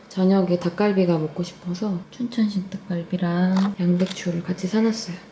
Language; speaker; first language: Korean; native; Korean